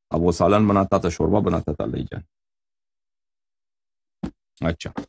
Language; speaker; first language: Urdu; non-native, fluent; Persian